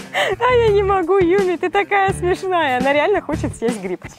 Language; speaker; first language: Russian; native; Russian